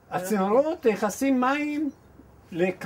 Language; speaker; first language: Hebrew; non-native, fluent; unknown